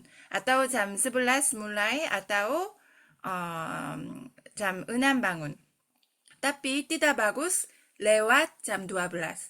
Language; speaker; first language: Indonesian; non-native, fluent; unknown